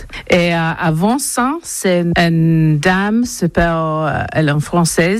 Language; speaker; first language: French; non-native, learner; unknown